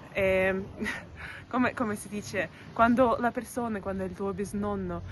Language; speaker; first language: Italian; non-native, learner; Russian